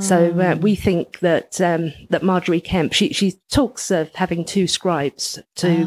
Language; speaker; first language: English; native; English